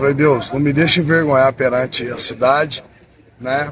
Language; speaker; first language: Portuguese; native; Portuguese